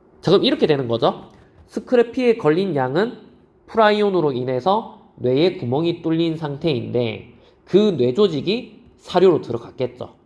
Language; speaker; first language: Korean; native; Korean